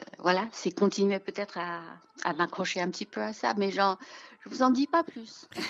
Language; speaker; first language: French; non-native, fluent; Chinese